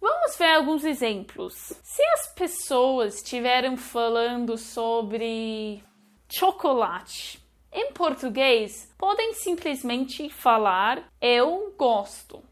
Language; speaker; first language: Portuguese; non-native, fluent; English